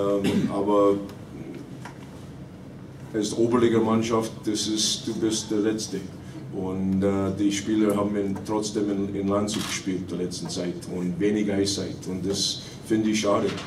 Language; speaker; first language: German; non-native, fluent; English